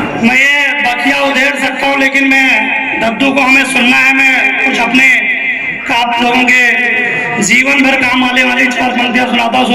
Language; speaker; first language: Hindi; native; Hindi